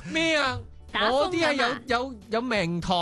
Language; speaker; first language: Cantonese; native; Cantonese